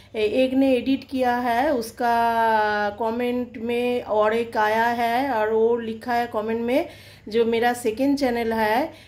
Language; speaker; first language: Hindi; non-native, local second language; Bangla